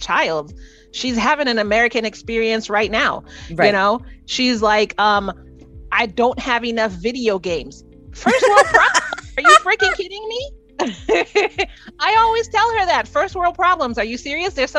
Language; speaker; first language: English; native; English